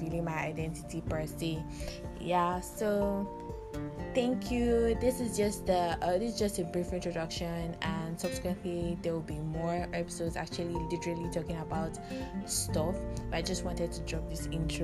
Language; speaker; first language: English; non-native, local second language; Hausa